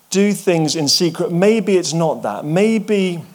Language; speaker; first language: English; native; English